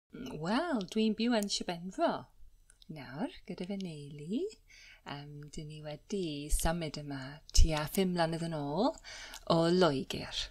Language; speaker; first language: Welsh; non-native, learner; English